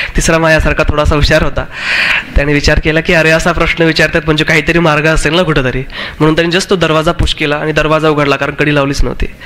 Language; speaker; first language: Marathi; non-native, local second language; Urdu